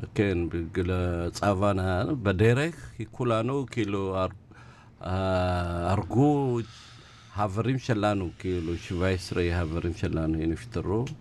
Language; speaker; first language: Hebrew; non-native, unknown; Amharic